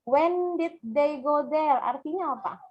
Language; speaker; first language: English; non-native, fluent; Indonesian